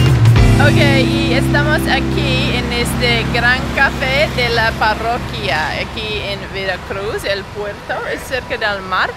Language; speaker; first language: Spanish; non-native, learner; English